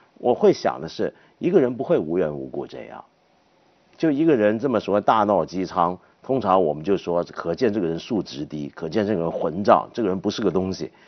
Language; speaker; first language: Chinese; native; Chinese